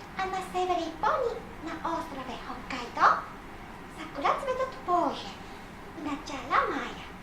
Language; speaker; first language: Russian; non-native, fluent; Japanese